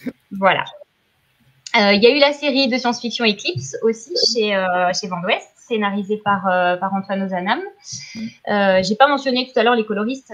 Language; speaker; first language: French; native; French